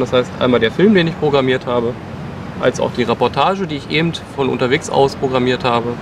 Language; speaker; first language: German; native; German